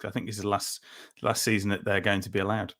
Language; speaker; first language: English; native; English